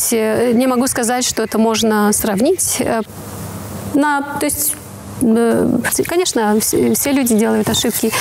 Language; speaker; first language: Russian; non-native, local second language; Romanian